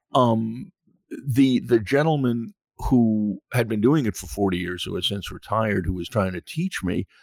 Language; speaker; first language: English; native; English